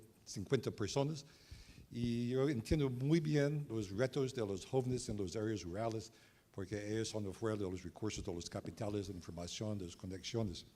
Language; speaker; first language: Spanish; non-native, learner; English